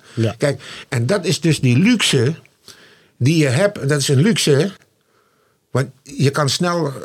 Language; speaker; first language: Dutch; non-native, fluent; Malay